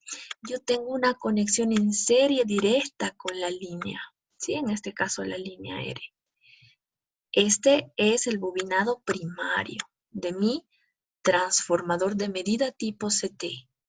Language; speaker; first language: Spanish; native; Spanish